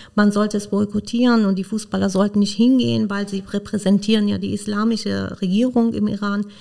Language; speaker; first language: German; non-native, fluent; Persian